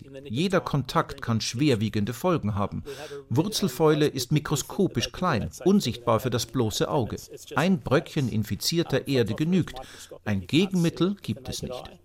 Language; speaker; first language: German; native; German